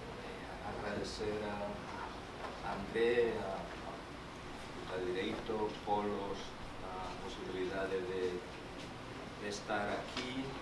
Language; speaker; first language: Portuguese; non-native, learner; Spanish